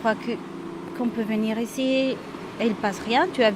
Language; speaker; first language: French; non-native, fluent; Spanish